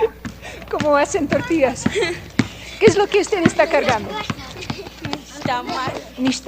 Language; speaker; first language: Spanish; non-native, fluent; English